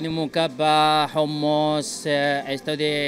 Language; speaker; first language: Spanish; non-native, fluent; Arabic